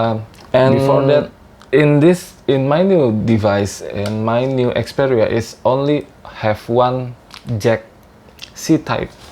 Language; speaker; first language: English; non-native, learner; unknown